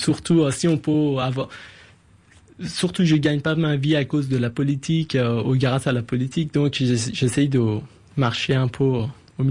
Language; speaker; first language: French; non-native, fluent; Persian